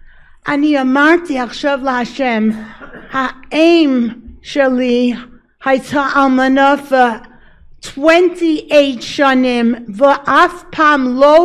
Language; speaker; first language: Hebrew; non-native, learner; English